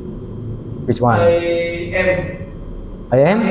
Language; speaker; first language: English; non-native, learner; Indonesian